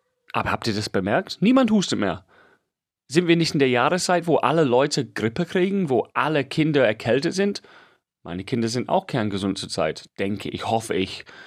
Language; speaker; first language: German; non-native, fluent; English